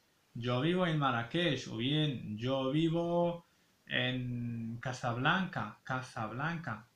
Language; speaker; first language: Spanish; non-native, fluent; Arabic